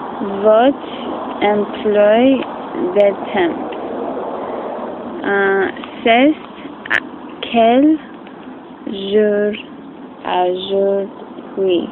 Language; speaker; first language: French; non-native, fluent; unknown